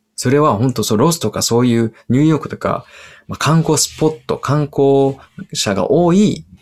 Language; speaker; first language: Japanese; early bilingual, heritage; English